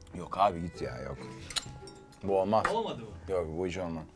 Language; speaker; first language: Turkish; native; Turkish